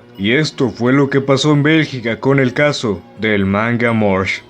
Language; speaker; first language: Spanish; native; Spanish